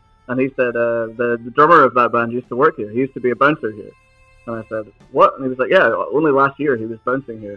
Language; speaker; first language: English; native; English